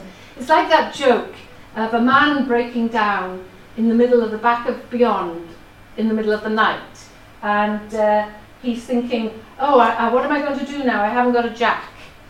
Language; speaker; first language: English; non-native, local second language; Welsh